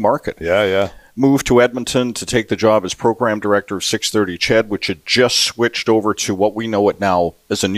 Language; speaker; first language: English; native; English